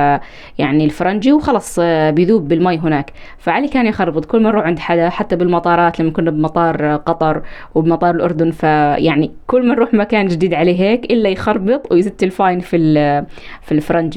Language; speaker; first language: Arabic; native; Arabic